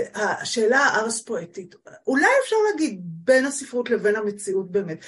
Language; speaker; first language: Hebrew; native; Hebrew